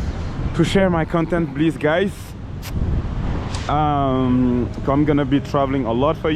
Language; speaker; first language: English; non-native, fluent; French